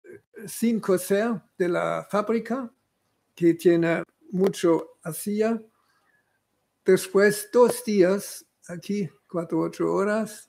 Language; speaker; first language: Spanish; non-native, fluent; German